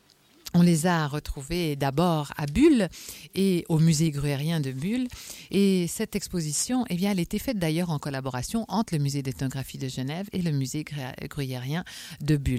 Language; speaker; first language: French; native; French